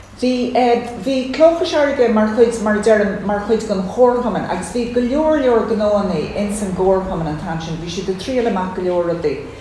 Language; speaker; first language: Irish; native; Irish